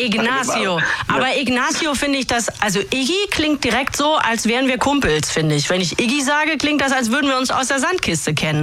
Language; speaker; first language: German; native; German